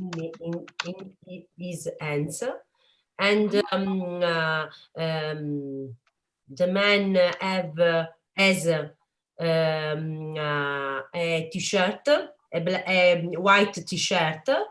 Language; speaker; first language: English; non-native, learner; Italian